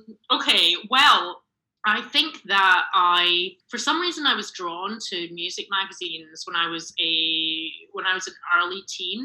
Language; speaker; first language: English; native; English